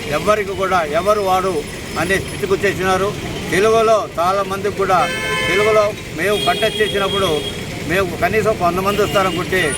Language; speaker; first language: Telugu; native; Telugu